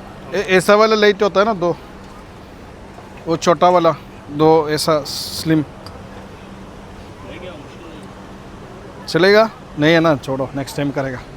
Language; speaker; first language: Hindi; non-native, local second language; Malayalam